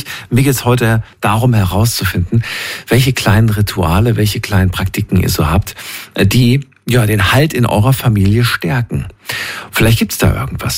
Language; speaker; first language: German; native; German